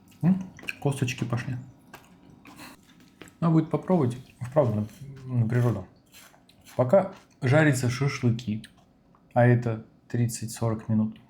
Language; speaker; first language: Russian; native; Russian